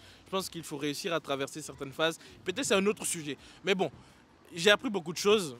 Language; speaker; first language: French; native; French